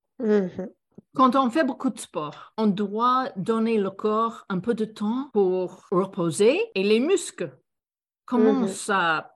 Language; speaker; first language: French; non-native, fluent; English